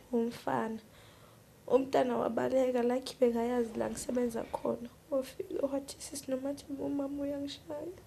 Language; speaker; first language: Zulu; native; Zulu